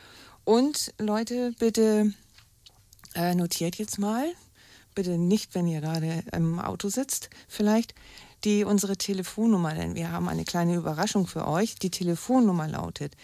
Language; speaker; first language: German; native; German